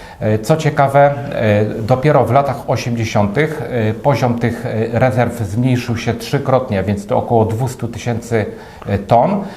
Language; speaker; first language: Polish; native; Polish